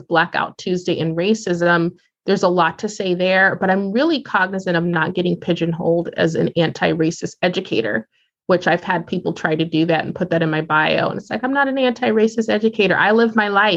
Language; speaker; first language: English; native; English